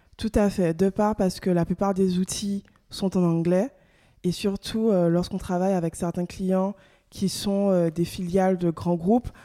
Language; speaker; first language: French; native; French